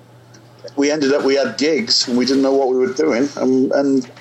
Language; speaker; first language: English; native; English